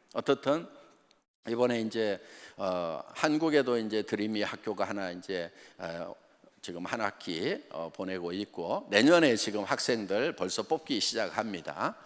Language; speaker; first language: Korean; native; Korean